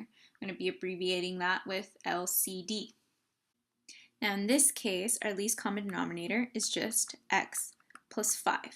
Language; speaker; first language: English; native; English